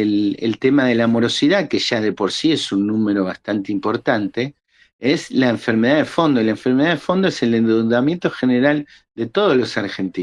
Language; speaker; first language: Spanish; native; Spanish